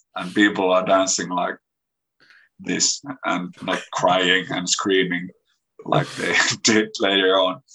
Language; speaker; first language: English; non-native, fluent; Finnish